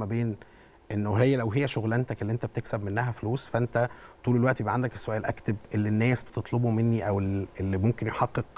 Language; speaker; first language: Arabic; native; Arabic